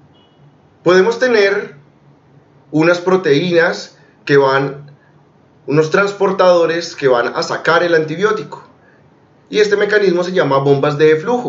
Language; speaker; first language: Spanish; native; Spanish